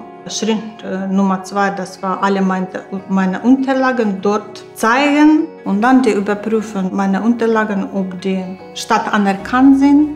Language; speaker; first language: German; non-native, learner; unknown